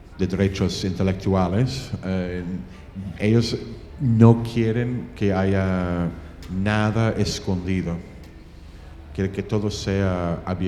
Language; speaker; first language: Spanish; non-native, fluent; English